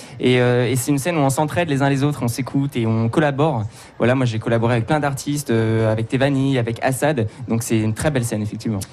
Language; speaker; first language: French; native; French